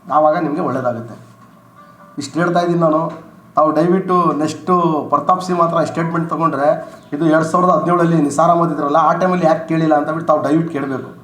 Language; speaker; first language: Kannada; non-native, local second language; Urdu